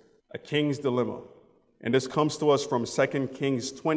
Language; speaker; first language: English; native; English